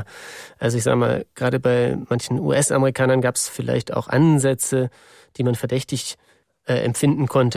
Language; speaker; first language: German; native; German